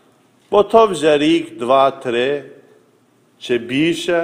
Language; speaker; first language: Ukrainian; early bilingual, heritage; Ukrainian